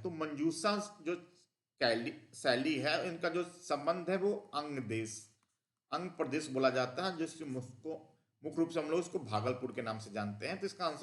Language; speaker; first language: Hindi; native; Hindi